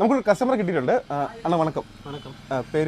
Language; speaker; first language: Malayalam; native; Malayalam